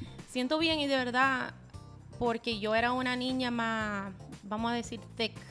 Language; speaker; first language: Spanish; non-native, fluent; English